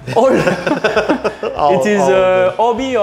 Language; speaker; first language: English; non-native, learner; French